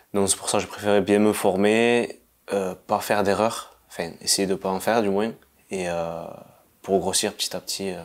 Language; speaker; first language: French; native; French